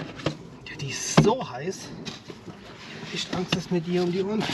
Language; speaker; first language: German; native; German